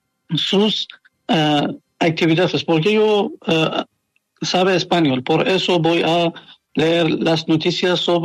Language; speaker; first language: Spanish; non-native, learner; Persian